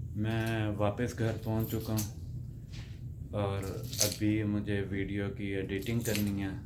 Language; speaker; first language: Urdu; non-native, local second language; Punjabi